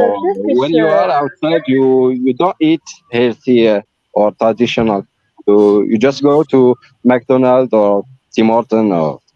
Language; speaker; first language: English; non-native, learner; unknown